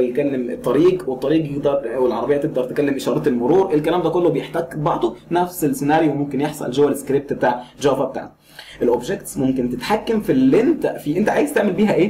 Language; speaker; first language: Arabic; native; Arabic